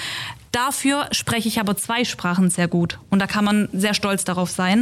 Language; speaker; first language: German; early bilingual, other home language; Turkish